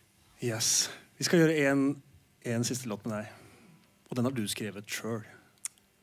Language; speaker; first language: Norwegian; native; Norwegian